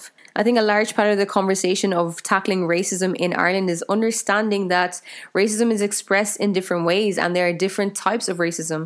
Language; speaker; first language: English; native; English